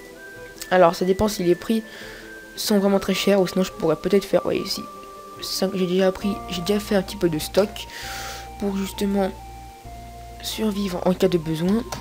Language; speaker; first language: French; native; French